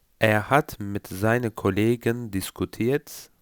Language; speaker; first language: German; non-native, fluent; Turkish